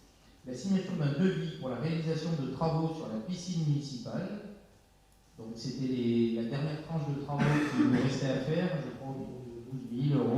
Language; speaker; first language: French; native; French